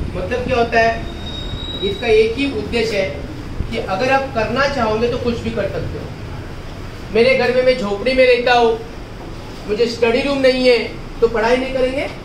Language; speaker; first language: Hindi; non-native, local second language; Marathi